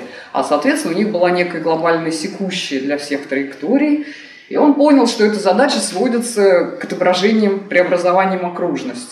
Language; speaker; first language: Russian; native; Russian